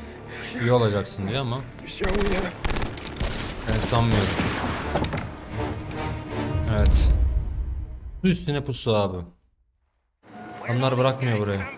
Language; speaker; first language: Turkish; native; Turkish